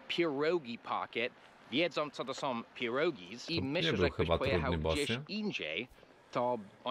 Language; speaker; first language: Polish; non-native, fluent; English